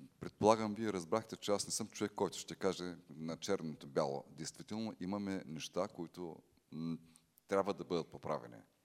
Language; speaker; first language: Bulgarian; native; Bulgarian